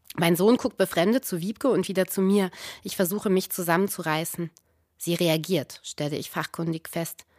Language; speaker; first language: German; native; German